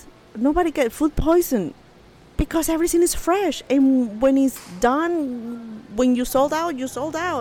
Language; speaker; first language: English; non-native, fluent; Spanish